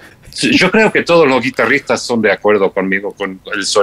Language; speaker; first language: Spanish; non-native, fluent; English